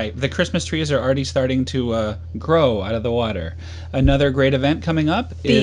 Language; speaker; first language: English; native; English